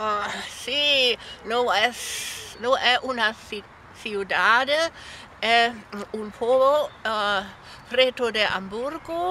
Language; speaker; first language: Galician; non-native, learner; German